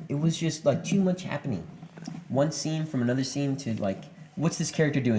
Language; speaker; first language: English; native; English